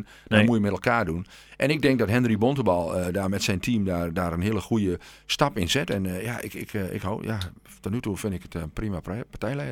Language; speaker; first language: Dutch; native; Dutch